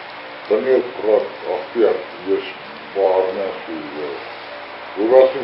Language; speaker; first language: Russian; non-native, fluent; Armenian